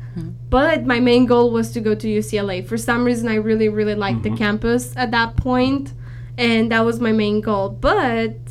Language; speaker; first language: English; non-native, fluent; Romanian